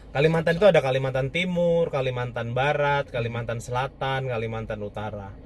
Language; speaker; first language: Indonesian; native; Indonesian